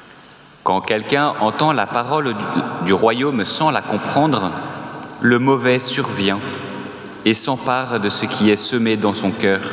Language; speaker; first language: French; native; French